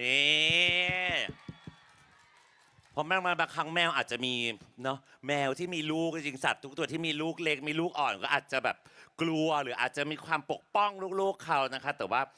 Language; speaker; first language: Thai; native; Thai